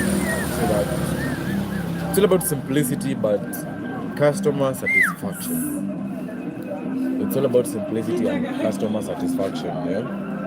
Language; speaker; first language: English; non-native, local second language; Swahili